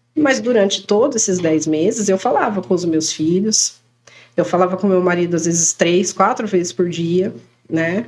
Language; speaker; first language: Portuguese; native; Portuguese